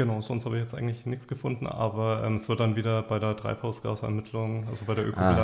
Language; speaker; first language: German; native; German